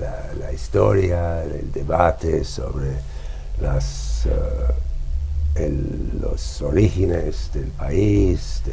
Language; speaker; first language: Spanish; non-native, fluent; English